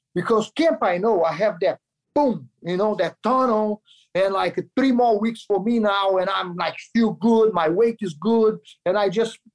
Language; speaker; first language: English; non-native, learner; Kyrgyz